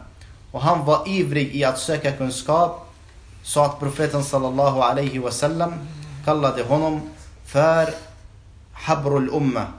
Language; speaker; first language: Swedish; non-native, fluent; Arabic